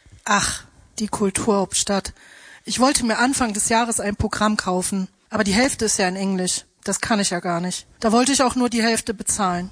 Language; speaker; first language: German; native; German